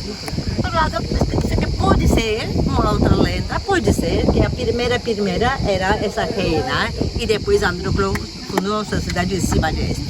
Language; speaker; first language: Portuguese; non-native, fluent; Turkish